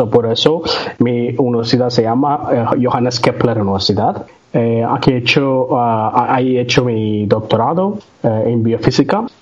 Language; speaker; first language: Spanish; non-native, learner; Tamil